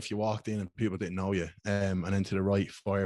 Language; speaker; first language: English; native; English